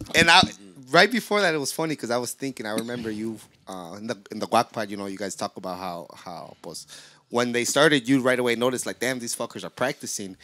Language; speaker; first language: English; early bilingual, other home language; Spanish